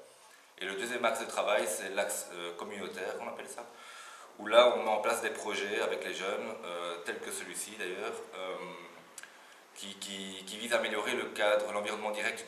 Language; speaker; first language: French; native; French